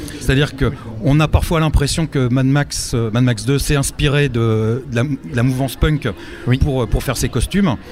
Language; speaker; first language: French; native; French